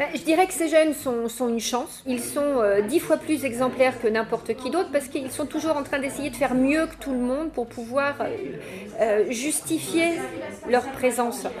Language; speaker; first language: French; native; French